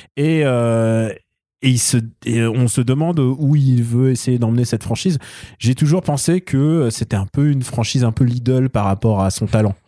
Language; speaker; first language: French; early bilingual, other home language; Russian